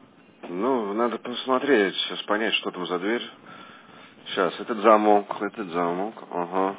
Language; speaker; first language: Russian; native; Russian